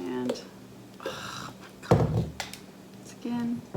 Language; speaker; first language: English; native; English